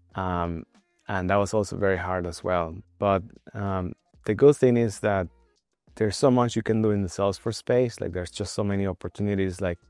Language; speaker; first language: English; non-native, fluent; Spanish